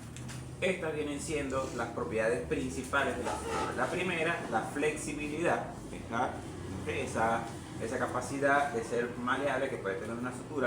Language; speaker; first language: Spanish; native; Spanish